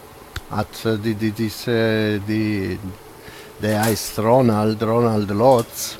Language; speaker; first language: German; non-native, fluent; Italian